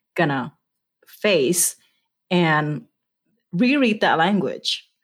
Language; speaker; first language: English; non-native, fluent; Indonesian